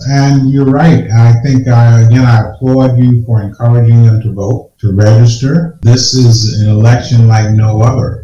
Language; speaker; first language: English; native; English